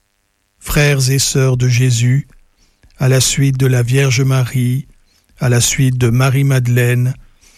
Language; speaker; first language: French; native; French